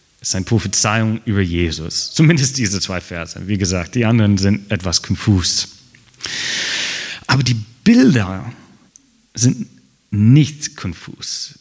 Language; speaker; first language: German; non-native, fluent; English